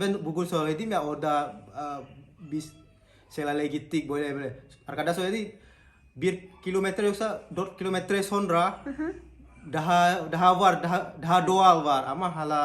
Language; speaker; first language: Turkish; non-native, learner; Indonesian